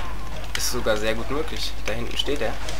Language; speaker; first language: German; native; German